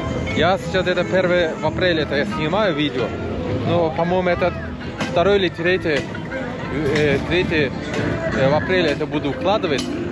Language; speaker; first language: Russian; non-native, learner; Turkish